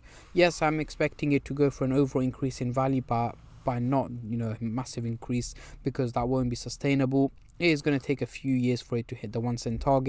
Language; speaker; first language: English; native; English